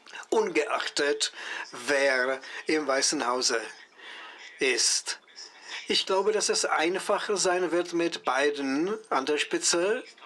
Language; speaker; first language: German; non-native, fluent; Czech